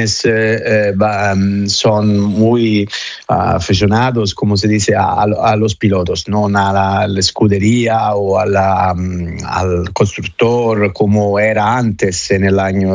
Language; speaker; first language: Spanish; non-native, fluent; Italian